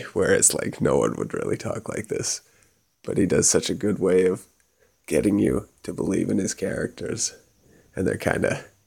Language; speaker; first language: English; native; English